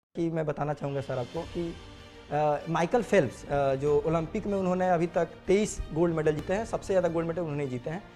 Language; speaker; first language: Hindi; native; Hindi